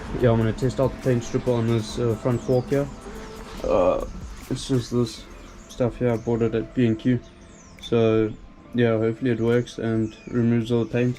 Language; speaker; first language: English; native; English